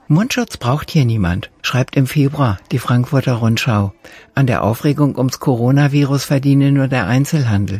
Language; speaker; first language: German; native; German